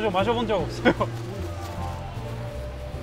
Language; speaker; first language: Korean; non-native, fluent; Russian